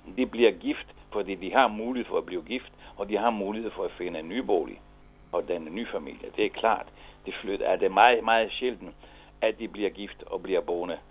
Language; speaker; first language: Danish; non-native, fluent; Italian